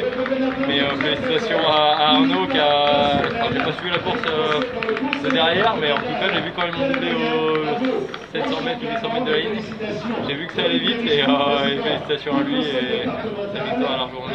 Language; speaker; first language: French; native; French